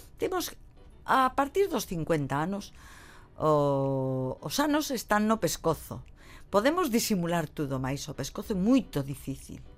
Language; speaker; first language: Galician; native; Galician